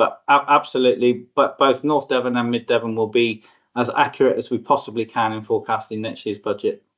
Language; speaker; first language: English; native; English